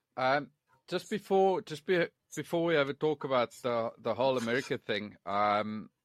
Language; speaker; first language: English; non-native, local second language; Afrikaans